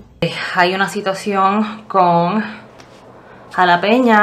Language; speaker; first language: Spanish; early bilingual, heritage; English